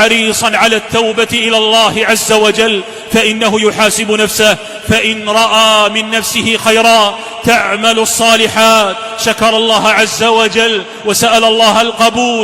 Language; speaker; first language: Arabic; native; Arabic